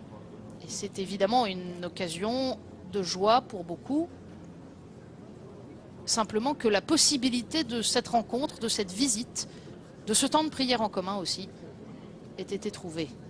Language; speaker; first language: French; native; French